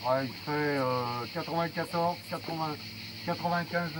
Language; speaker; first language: French; native; French